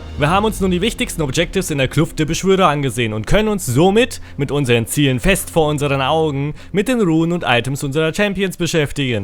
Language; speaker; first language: German; native; German